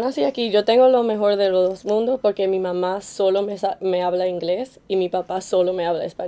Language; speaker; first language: Spanish; early bilingual, heritage; Spanish